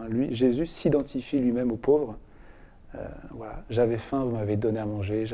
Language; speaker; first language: French; native; French